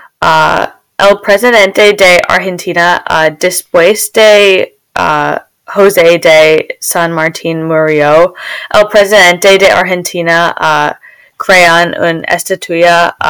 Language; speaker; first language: Spanish; non-native, learner; English